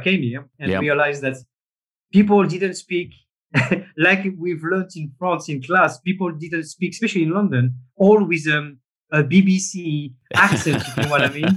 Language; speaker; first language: English; non-native, fluent; French